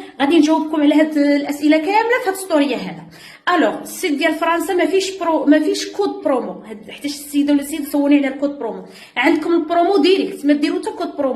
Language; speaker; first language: Arabic; native; Arabic